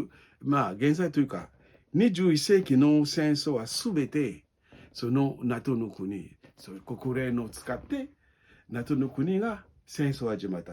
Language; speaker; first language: Japanese; non-native, learner; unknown